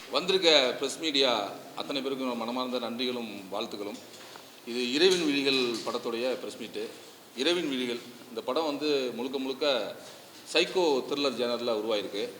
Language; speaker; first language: Tamil; native; Tamil